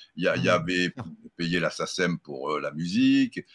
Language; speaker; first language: French; native; French